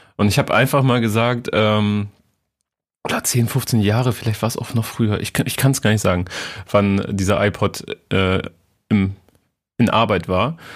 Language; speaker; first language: German; native; German